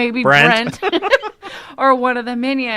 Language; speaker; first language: English; native; English